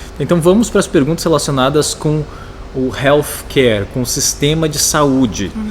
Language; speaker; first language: Portuguese; native; Portuguese